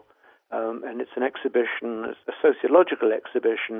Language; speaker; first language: English; native; English